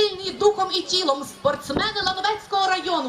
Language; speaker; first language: Ukrainian; native; Ukrainian